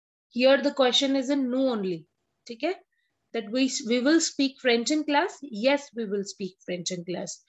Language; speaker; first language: English; non-native, local second language; Hindi